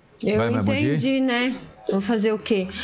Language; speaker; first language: Portuguese; native; Portuguese